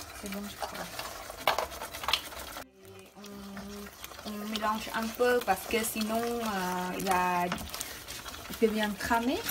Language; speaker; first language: French; non-native, learner; Khmer